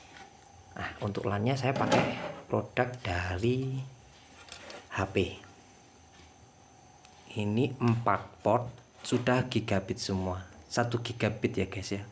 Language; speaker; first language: Indonesian; native; Indonesian